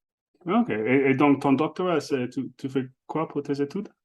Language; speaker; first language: French; non-native, fluent; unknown